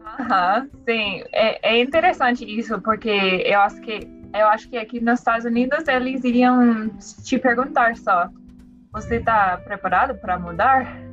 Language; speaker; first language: Portuguese; non-native, learner; English